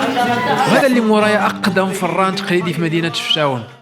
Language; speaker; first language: Arabic; native; Arabic